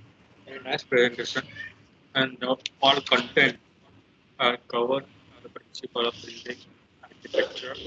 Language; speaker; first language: English; non-native, local second language; Gujarati